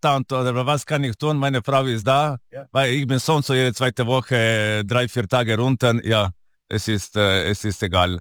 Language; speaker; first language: German; non-native, learner; Italian